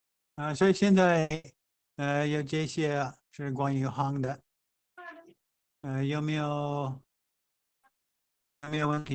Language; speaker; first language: Chinese; non-native, fluent; English